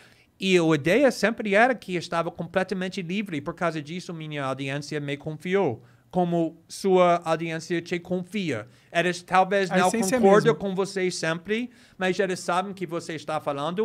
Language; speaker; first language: Portuguese; non-native, fluent; English